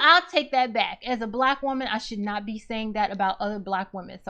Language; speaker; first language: English; native; English